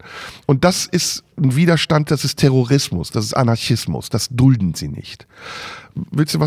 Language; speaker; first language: German; early bilingual, other home language; Turkish